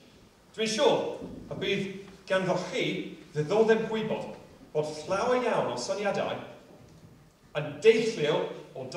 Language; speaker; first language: Welsh; non-native, local second language; English